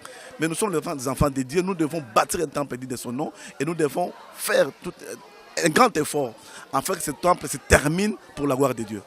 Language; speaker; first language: French; non-native, local second language; Lingala